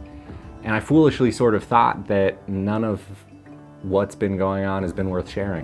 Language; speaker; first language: English; native; English